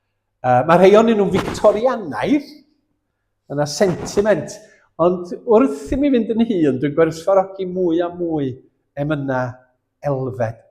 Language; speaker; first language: Welsh; native; Welsh